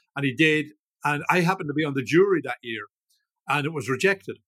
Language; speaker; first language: English; native; English